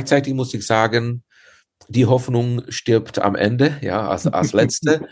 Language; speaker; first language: German; non-native, fluent; Czech